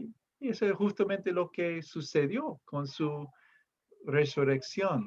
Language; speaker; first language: Spanish; non-native, fluent; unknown